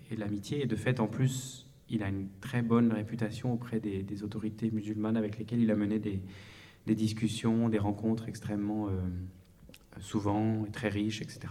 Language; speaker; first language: French; native; French